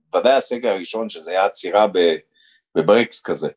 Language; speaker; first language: Hebrew; early bilingual, other home language; Romanian